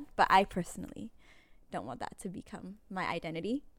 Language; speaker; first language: English; native; English